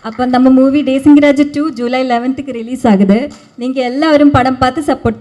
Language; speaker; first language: Tamil; non-native, learner; Malayalam